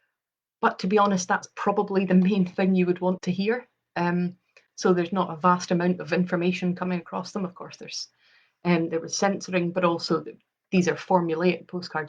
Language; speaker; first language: English; native; English